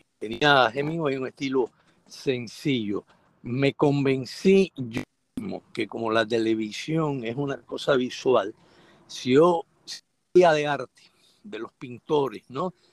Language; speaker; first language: Spanish; native; Spanish